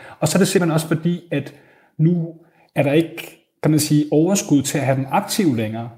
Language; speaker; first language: Danish; native; Danish